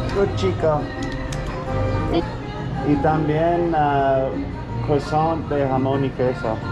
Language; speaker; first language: Spanish; non-native, learner; English